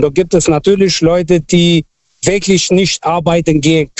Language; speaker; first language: German; non-native, local second language; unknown